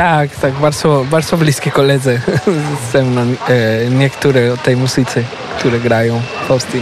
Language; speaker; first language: Polish; non-native, learner; Spanish